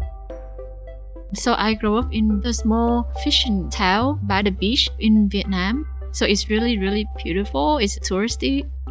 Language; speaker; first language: English; non-native, fluent; Vietnamese